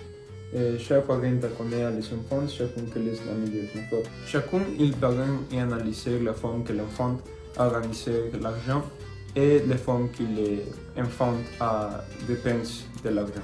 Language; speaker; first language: French; non-native, learner; Spanish